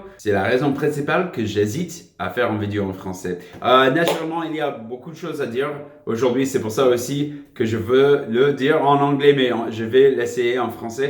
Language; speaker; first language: French; non-native, fluent; English